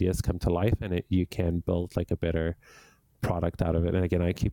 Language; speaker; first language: English; native; English